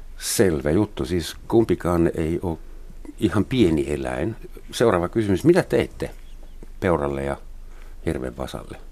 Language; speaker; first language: Finnish; non-native, fluent; German